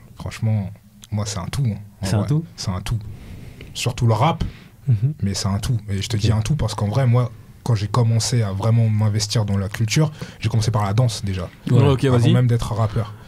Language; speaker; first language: French; native; French